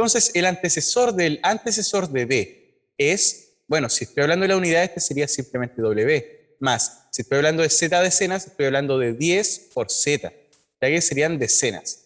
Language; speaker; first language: Spanish; native; Spanish